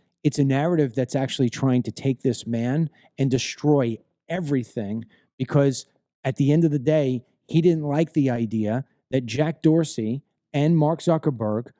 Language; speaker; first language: English; native; English